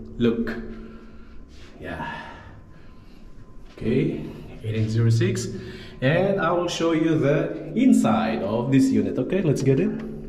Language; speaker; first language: English; non-native, local second language; Filipino